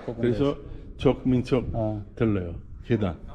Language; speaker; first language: Korean; non-native, learner; Uzbek